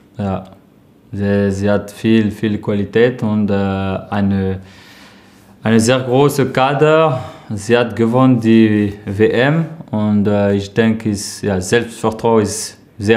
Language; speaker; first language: German; non-native, learner; French